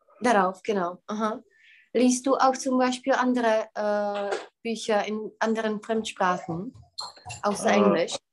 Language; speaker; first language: German; non-native, fluent; Czech